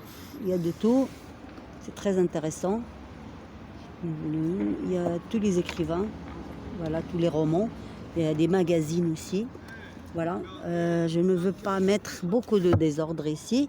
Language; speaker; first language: French; non-native, local second language; Arabic